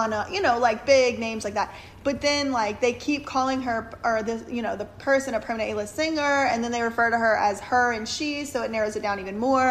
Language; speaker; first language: English; native; English